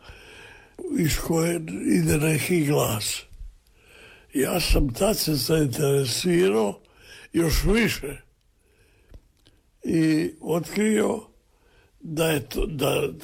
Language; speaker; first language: Serbian; native; Serbian